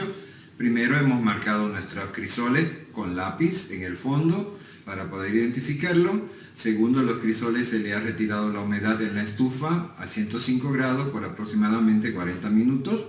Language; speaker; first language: Spanish; native; Spanish